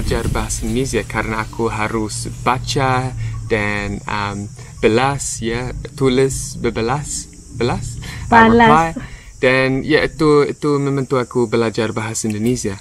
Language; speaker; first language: Indonesian; non-native, learner; English